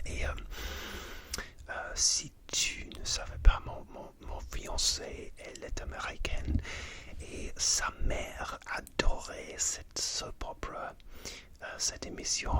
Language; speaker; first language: French; non-native, learner; English